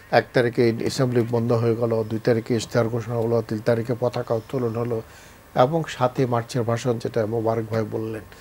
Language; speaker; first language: Bangla; native; Bangla